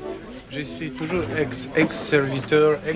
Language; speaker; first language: French; non-native, learner; Russian